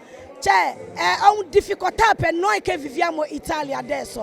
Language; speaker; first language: Italian; non-native, fluent; Akan